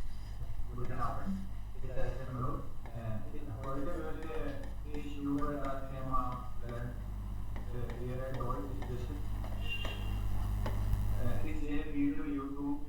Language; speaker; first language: German; non-native, learner; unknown